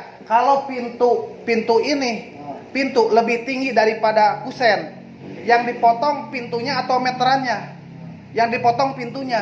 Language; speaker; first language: Indonesian; native; Indonesian